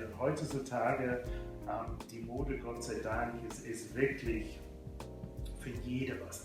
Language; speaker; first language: German; non-native, fluent; English